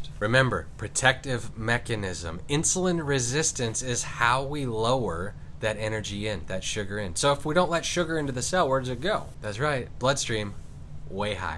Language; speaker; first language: English; native; English